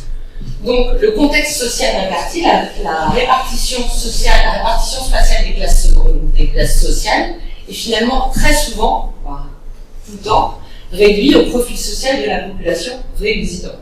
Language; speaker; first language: French; native; French